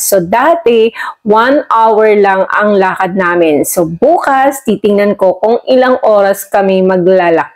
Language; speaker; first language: Filipino; native; Filipino